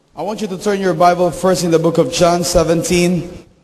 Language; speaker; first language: English; non-native, local second language; Filipino